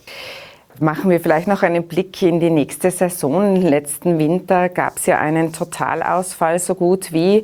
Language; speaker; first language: German; native; German